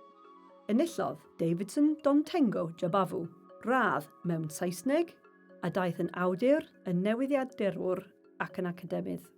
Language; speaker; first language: Welsh; native; Welsh